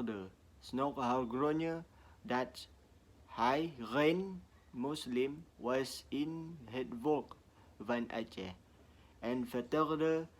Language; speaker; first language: Dutch; non-native, learner; Indonesian